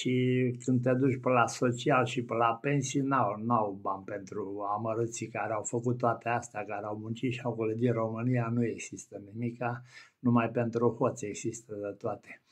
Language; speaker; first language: Romanian; native; Romanian